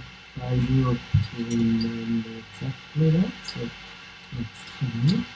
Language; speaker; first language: English; non-native, fluent; Italian